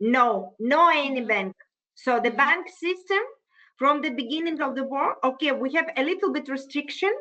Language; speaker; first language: English; non-native, fluent; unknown